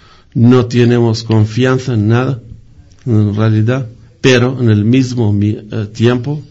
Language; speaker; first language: Spanish; non-native, fluent; Kurdish